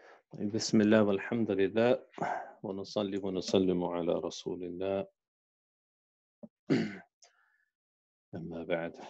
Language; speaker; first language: Arabic; non-native, fluent; English